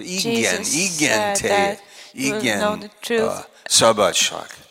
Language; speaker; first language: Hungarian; non-native, learner; English